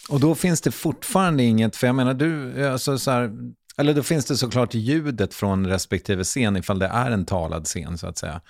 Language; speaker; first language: Swedish; native; Swedish